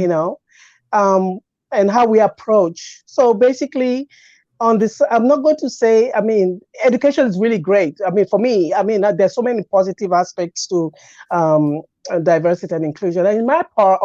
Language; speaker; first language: English; native; English